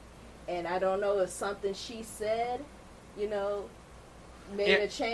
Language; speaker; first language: English; native; English